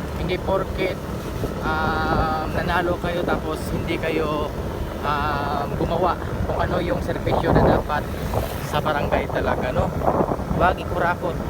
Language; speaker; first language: Filipino; non-native, local second language; Cebuano